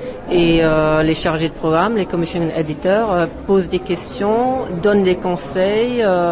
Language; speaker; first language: French; non-native, fluent; German